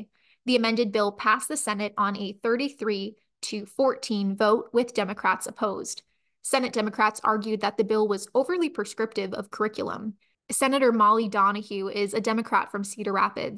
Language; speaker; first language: English; native; English